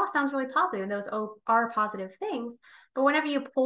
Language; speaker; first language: English; native; English